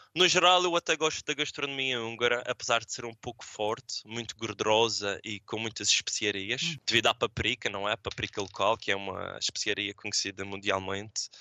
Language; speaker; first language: Portuguese; native; Portuguese